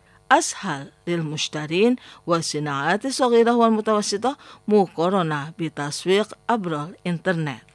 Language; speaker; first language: Arabic; non-native, fluent; Indonesian